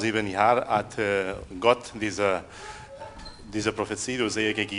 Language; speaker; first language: German; non-native, fluent; Portuguese